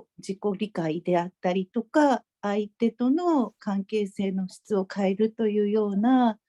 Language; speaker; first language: Japanese; native; Japanese